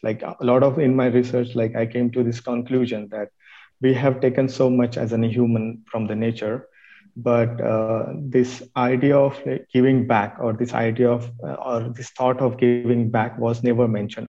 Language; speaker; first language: English; non-native, local second language; Marathi